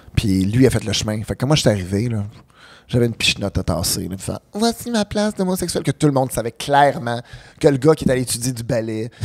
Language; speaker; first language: French; native; French